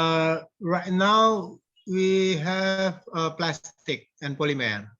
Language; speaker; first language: English; non-native, fluent; Indonesian